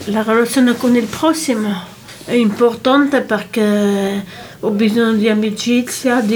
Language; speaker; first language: Italian; non-native, local second language; French